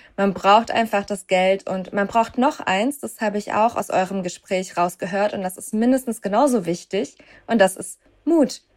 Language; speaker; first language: German; native; German